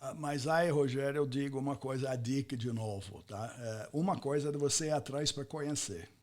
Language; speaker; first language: Portuguese; non-native, fluent; English